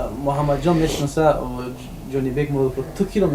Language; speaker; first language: Persian; native; Persian